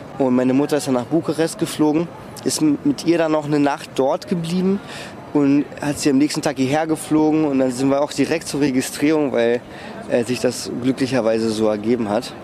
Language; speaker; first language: German; early bilingual, other home language; Russian